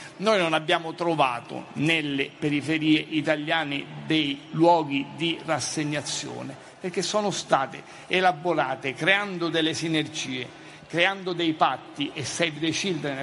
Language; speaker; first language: Italian; native; Italian